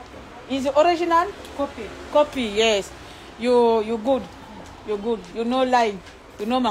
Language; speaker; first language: English; non-native, learner; French